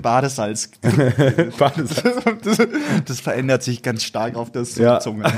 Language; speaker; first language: German; native; German